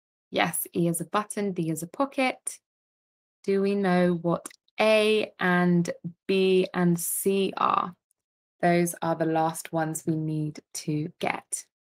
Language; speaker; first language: English; native; English